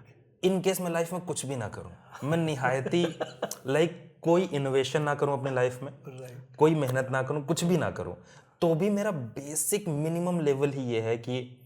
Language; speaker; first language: Hindi; native; Hindi